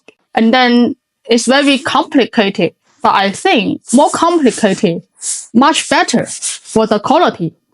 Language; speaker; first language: English; non-native, learner; Chinese